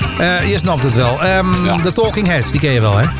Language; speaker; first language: Dutch; native; Dutch